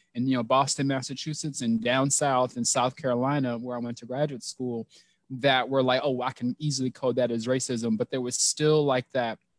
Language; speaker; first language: English; native; English